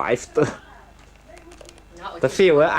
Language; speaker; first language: Dutch; non-native, learner; Cantonese